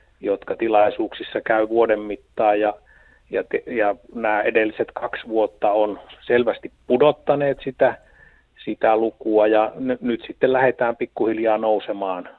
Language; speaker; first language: Finnish; native; Finnish